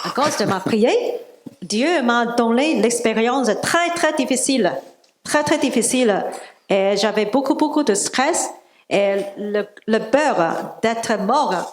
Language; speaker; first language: French; non-native, learner; Cantonese